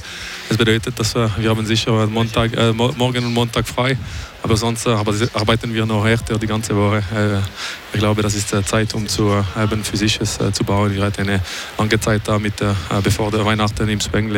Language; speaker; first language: German; non-native, local second language; French